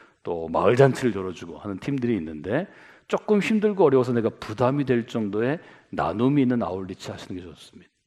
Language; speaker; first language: Korean; native; Korean